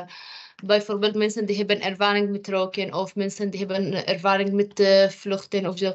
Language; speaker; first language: Dutch; non-native, fluent; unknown